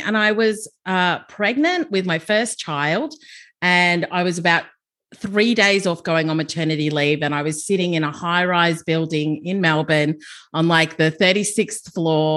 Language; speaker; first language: English; native; English